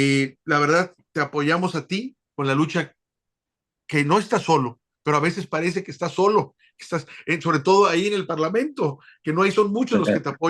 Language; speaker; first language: Spanish; native; Spanish